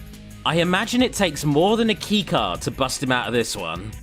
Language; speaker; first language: English; native; English